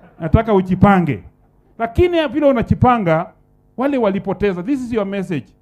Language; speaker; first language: Swahili; non-native, local second language; Luyia